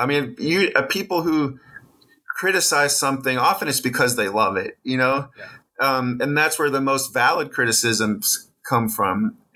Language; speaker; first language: English; native; English